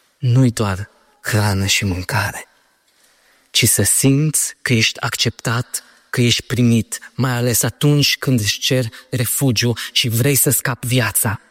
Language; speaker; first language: Romanian; native; Romanian